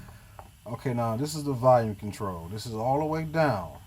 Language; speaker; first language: English; native; English